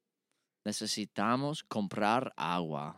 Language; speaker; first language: Spanish; non-native, learner; English